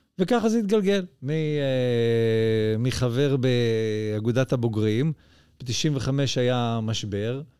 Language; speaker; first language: Hebrew; native; Hebrew